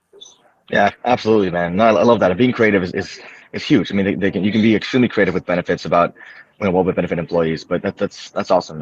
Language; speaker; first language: English; native; English